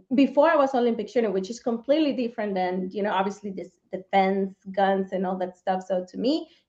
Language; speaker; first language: English; non-native, fluent; Spanish